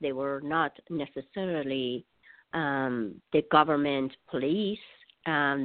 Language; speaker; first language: English; non-native, fluent; Persian